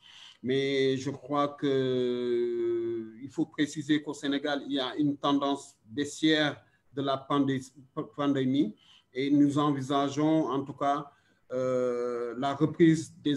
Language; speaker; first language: French; non-native, local second language; Wolof